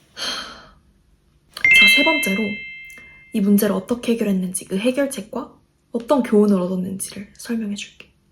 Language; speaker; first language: Korean; native; Korean